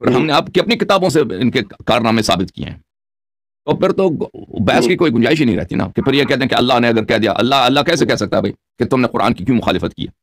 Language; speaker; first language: Urdu; non-native, local second language; Persian